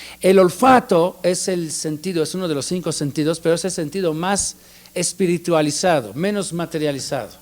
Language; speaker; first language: Spanish; non-native, fluent; Hebrew